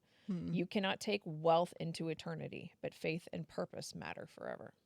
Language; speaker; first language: English; native; English